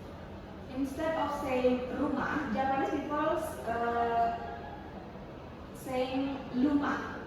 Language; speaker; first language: English; non-native, learner; Indonesian